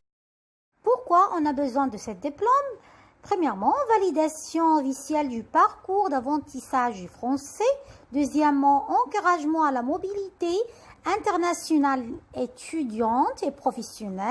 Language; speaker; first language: French; non-native, fluent; Arabic